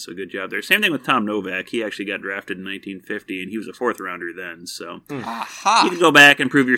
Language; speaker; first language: English; native; English